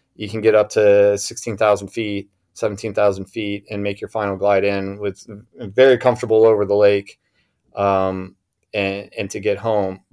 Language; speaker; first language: English; native; English